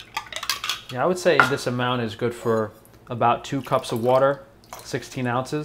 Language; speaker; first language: English; native; English